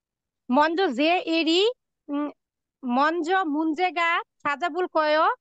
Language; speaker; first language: Korean; non-native, learner; Bangla